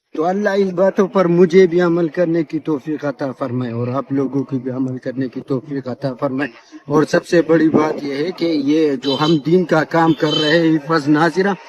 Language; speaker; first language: Urdu; native; Urdu